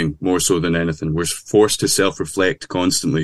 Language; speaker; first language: English; native; English